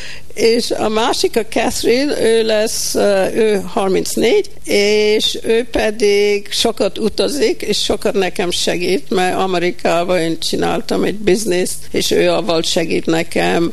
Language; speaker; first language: Hungarian; early bilingual, heritage; Hungarian